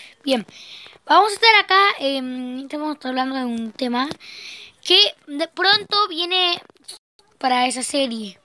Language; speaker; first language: Spanish; native; Spanish